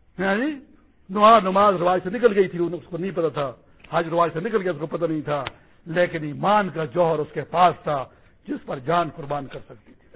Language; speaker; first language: Urdu; non-native, local second language; Pashto